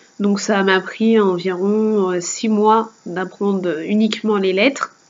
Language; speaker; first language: French; native; French